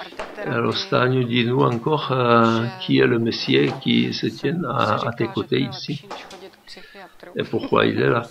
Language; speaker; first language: French; non-native, fluent; Czech